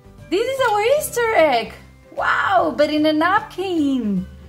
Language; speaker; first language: English; non-native, fluent; Spanish